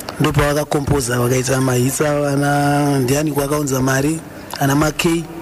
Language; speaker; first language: Shona; early bilingual, other home language; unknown